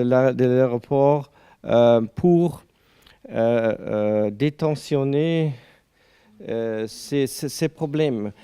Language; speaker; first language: French; non-native, learner; German